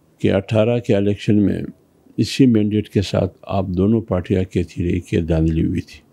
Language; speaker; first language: Urdu; non-native, local second language; Pashto